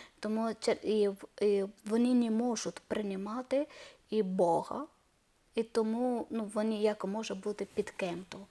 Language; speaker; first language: Ukrainian; non-native, learner; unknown